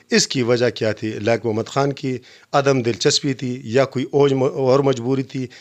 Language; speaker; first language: Urdu; non-native, local second language; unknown